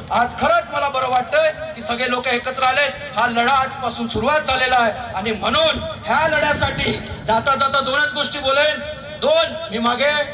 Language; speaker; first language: Marathi; native; Marathi